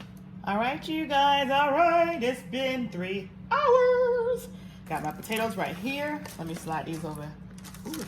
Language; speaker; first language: English; native; English